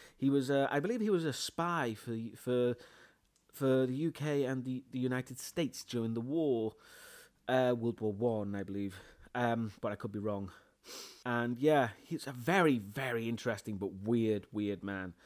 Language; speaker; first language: English; native; English